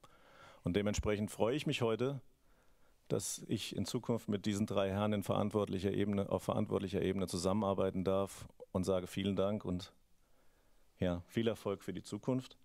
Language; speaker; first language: German; native; German